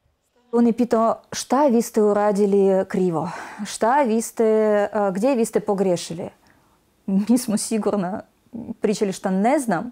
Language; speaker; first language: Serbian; non-native, learner; Russian